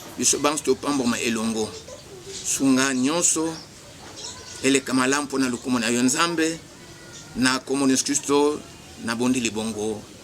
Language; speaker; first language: Lingala; non-native, local second language; Kongo